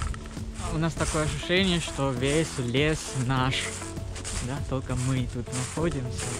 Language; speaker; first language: Russian; non-native, learner; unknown